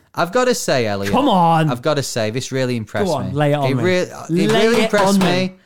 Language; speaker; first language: English; native; English